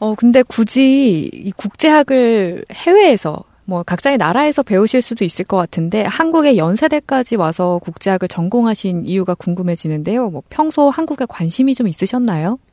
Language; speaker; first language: Korean; native; Korean